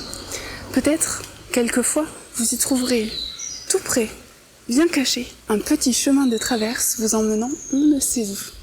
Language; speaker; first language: French; native; French